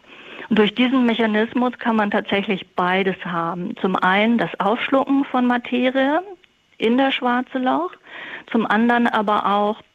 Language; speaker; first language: German; native; German